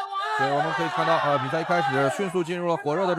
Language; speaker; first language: Chinese; native; Chinese